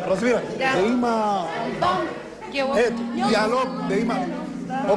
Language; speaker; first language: Bulgarian; non-native, learner; Spanish